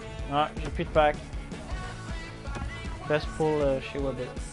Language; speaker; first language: French; native; French